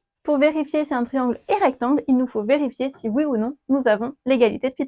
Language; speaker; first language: French; native; French